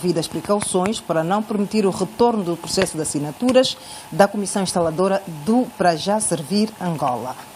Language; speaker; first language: Portuguese; native; Portuguese